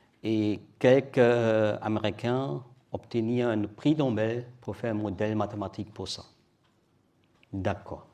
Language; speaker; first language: French; non-native, learner; German